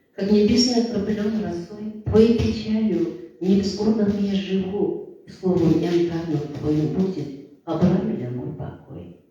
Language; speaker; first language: Russian; non-native, local second language; Kazakh